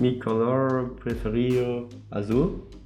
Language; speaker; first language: Spanish; non-native, learner; German